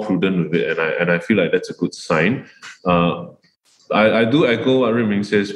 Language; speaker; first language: English; non-native, local second language; Chinese